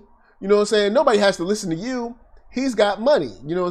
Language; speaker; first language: English; native; English